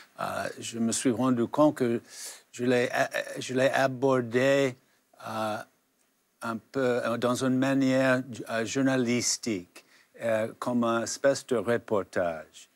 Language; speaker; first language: French; non-native, fluent; English